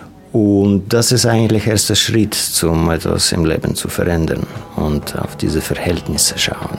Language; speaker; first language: German; non-native, fluent; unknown